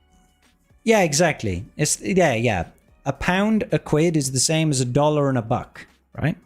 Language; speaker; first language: English; native; English